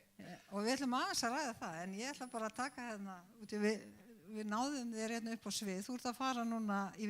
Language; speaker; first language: Icelandic; non-native, fluent; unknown